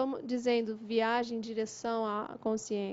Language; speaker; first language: Portuguese; native; Portuguese